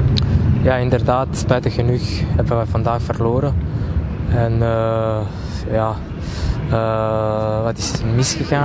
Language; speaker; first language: Dutch; non-native, local second language; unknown